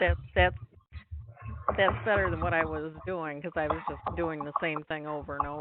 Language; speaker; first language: English; native; English